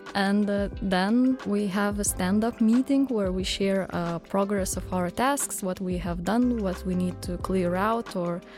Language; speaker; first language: English; non-native, fluent; Lithuanian